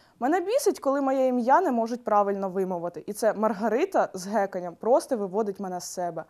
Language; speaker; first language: Ukrainian; non-native, local second language; Russian